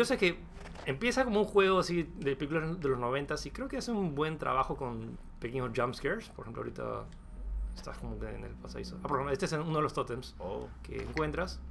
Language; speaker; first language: Spanish; native; Spanish